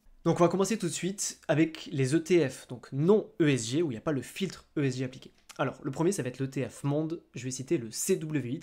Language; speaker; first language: French; native; French